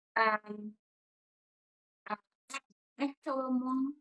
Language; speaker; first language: French; non-native, learner; Vietnamese